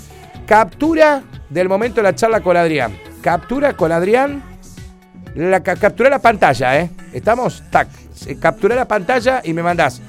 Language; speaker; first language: Spanish; native; Spanish